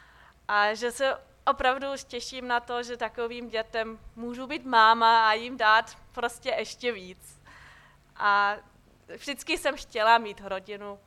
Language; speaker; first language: Czech; non-native, fluent; German